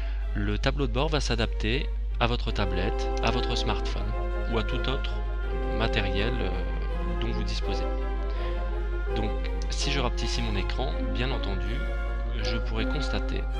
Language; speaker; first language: French; native; French